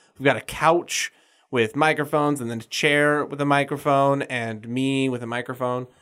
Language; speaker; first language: English; native; English